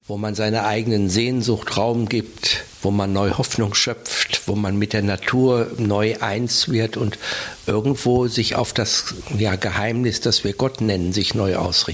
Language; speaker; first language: German; native; German